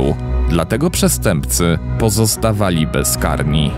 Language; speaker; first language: Polish; native; Polish